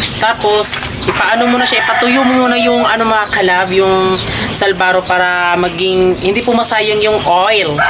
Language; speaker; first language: Filipino; non-native, local second language; Cebuano